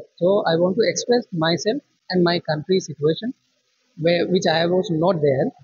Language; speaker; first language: English; non-native, local second language; Sinhala